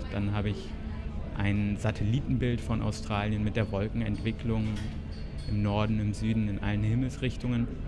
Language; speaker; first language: German; native; German